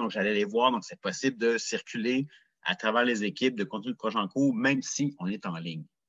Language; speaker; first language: French; native; French